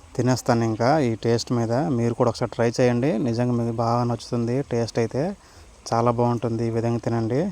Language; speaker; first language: Telugu; non-native, local second language; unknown